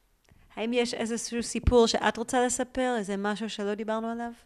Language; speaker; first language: Hebrew; native; Hebrew